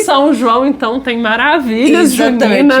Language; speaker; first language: Portuguese; native; Portuguese